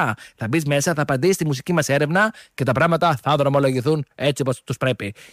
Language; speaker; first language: Greek; native; Greek